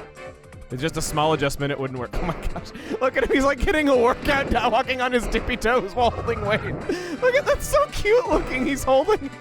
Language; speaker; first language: English; native; English